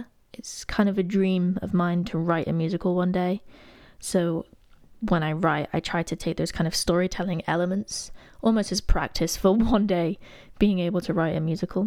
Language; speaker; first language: English; native; English